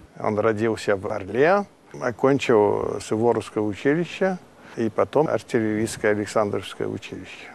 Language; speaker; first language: Russian; early bilingual, heritage; Russian